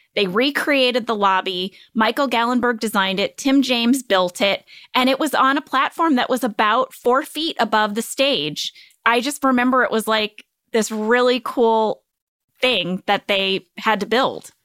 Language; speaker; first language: English; native; English